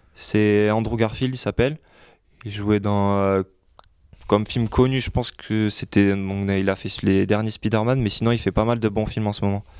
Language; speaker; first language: French; native; French